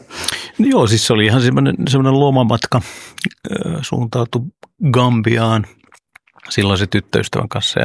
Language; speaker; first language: Finnish; early bilingual, other home language; Oromo